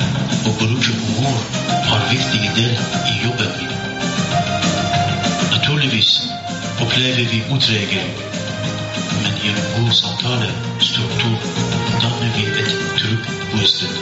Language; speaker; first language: Norwegian; non-native, learner; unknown